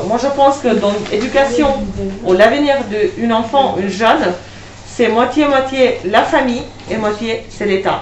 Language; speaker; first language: French; non-native, fluent; Albanian